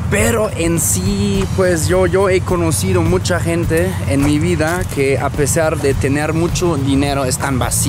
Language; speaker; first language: Spanish; non-native, fluent; German